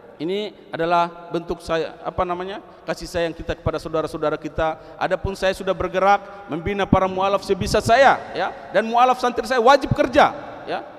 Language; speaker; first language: Indonesian; non-native, local second language; Tetum